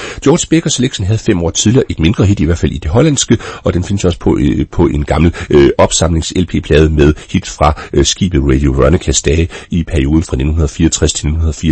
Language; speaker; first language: Danish; native; Danish